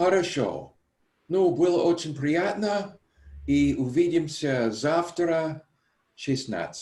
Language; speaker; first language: Russian; non-native, learner; English